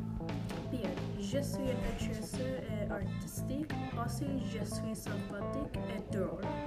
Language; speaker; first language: French; non-native, learner; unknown